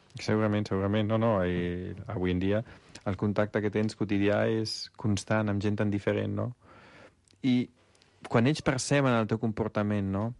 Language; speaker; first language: Catalan; non-native, fluent; Italian